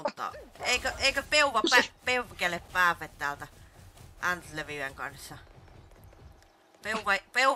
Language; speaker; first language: Finnish; native; Finnish